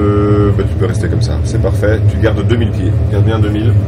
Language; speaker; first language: French; native; French